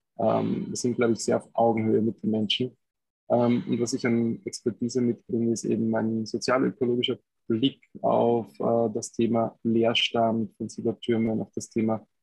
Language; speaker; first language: German; native; German